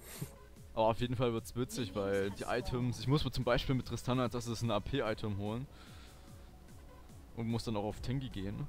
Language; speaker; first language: German; native; German